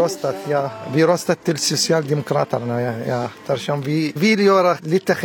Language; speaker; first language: Swedish; non-native, learner; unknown